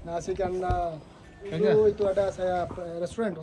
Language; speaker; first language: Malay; non-native, learner; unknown